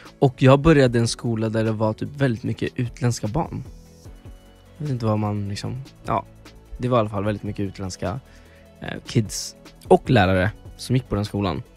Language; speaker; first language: Swedish; early bilingual, other home language; Spanish